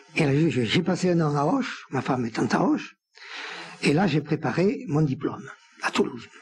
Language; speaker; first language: French; native; French